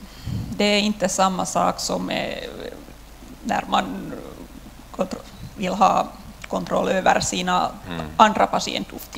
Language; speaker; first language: Swedish; non-native, local second language; Finnish